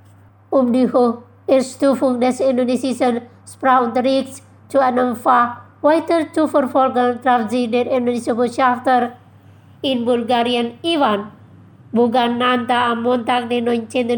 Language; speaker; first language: German; non-native, fluent; Indonesian